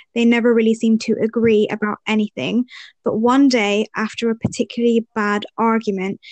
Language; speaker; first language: English; early bilingual, other home language; Arabic